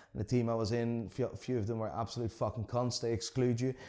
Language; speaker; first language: English; non-native, fluent; Dutch